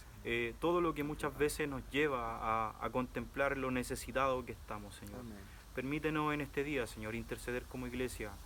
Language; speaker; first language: Spanish; native; Spanish